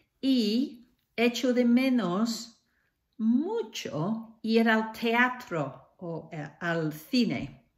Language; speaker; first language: Spanish; non-native, fluent; English